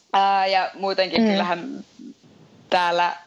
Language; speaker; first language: Finnish; native; Finnish